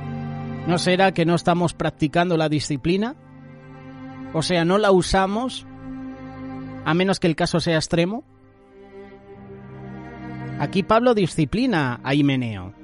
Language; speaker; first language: Spanish; native; Spanish